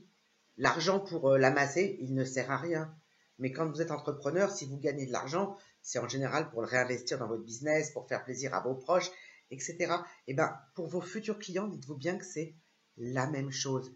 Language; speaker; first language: French; native; French